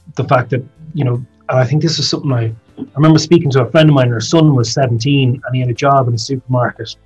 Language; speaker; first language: English; native; English